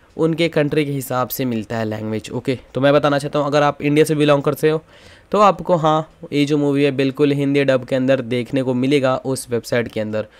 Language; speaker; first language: Hindi; native; Hindi